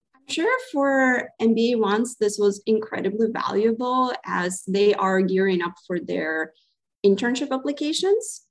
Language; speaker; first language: English; non-native, fluent; Ukrainian